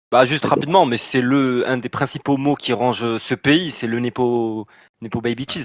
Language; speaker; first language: French; native; French